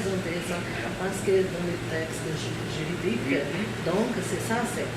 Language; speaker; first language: French; non-native, fluent; Portuguese